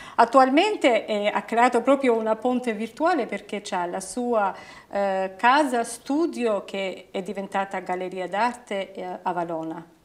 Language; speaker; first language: Italian; non-native, fluent; Albanian